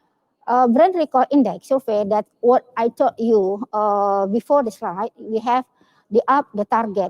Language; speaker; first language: English; non-native, learner; Indonesian